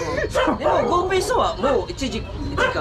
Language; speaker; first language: Japanese; non-native, learner; Cebuano